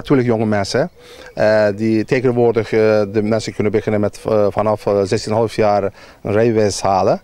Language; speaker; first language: Dutch; non-native, learner; Turkish